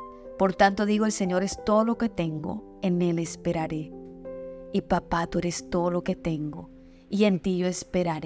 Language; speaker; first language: Spanish; native; Spanish